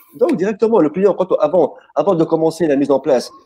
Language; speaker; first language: French; non-native, local second language; Arabic